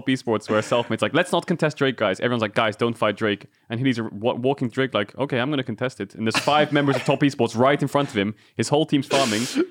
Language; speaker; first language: English; native; English